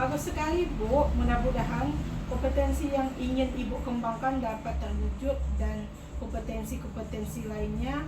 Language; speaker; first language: Indonesian; native; Indonesian